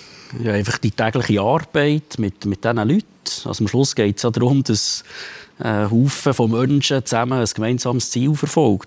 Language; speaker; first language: German; native; German